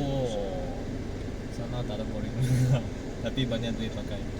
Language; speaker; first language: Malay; non-native, local second language; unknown